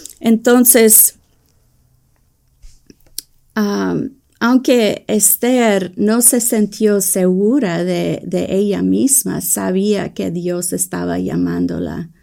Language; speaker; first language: Spanish; early bilingual, heritage; English